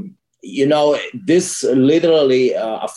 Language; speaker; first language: English; non-native, fluent; Romanian